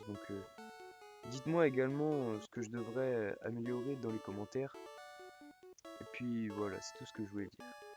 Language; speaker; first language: French; native; French